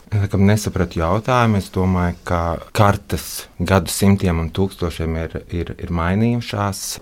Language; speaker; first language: Latvian; non-native, local second language; Russian